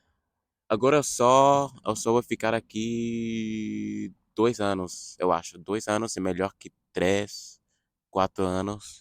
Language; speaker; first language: Portuguese; non-native, fluent; English